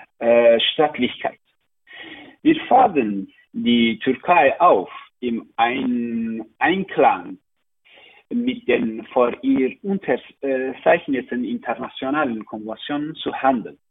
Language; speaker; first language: German; non-native, learner; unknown